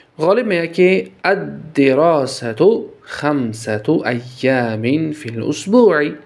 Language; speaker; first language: Arabic; non-native, fluent; Tajik